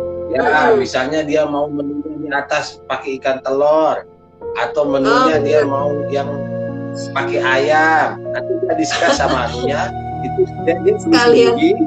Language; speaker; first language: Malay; non-native, local second language; Sasak